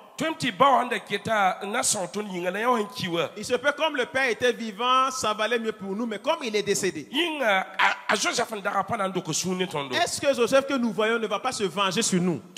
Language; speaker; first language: French; non-native, local second language; Mossi